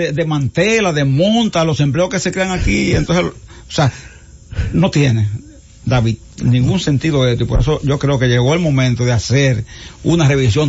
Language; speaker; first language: Spanish; native; Spanish